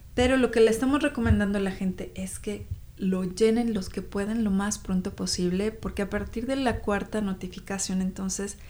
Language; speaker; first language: Spanish; native; Spanish